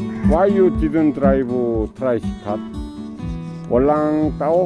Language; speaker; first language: English; non-native, learner; Korean